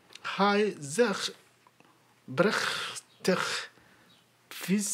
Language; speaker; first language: Dutch; non-native, learner; Somali